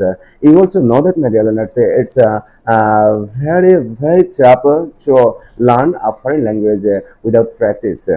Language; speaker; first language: English; non-native, local second language; Bangla